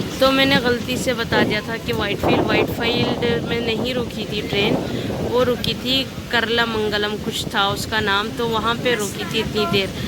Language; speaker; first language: Hindi; non-native, local second language; Urdu